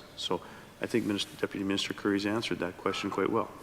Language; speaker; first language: English; native; English